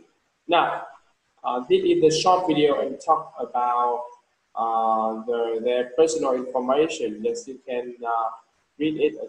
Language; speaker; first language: English; non-native, learner; Vietnamese